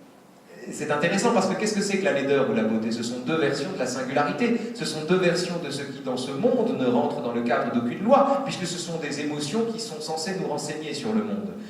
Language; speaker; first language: French; native; French